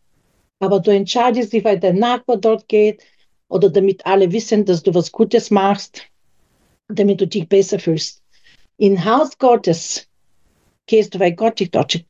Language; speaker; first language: German; non-native, fluent; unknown